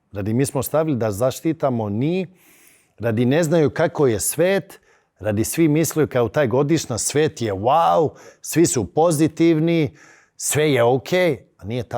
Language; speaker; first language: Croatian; early bilingual, heritage; Bosnian